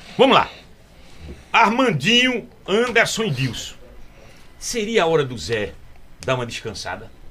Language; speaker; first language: Portuguese; native; Portuguese